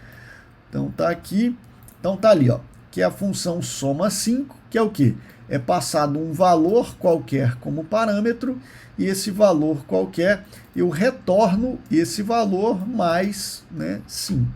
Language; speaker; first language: Portuguese; native; Portuguese